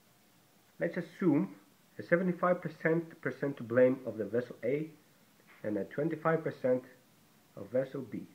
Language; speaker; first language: English; non-native, fluent; Greek